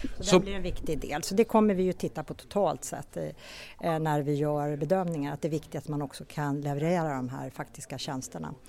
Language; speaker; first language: Swedish; native; Swedish